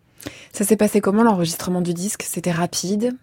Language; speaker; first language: French; native; French